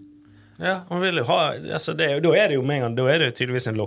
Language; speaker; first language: Norwegian; native; Norwegian